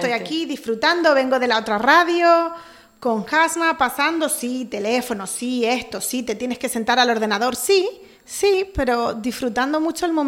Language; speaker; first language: Spanish; native; Spanish